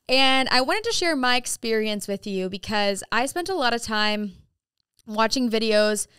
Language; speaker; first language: English; native; English